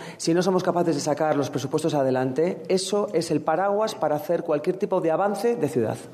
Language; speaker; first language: Spanish; native; Spanish